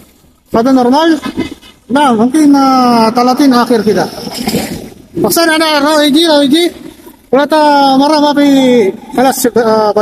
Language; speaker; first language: Arabic; non-native, learner; Filipino